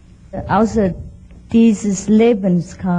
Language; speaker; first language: German; non-native, fluent; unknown